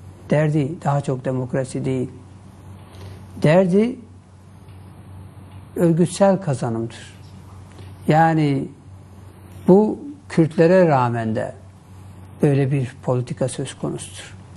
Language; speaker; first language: Turkish; non-native, local second language; Kurdish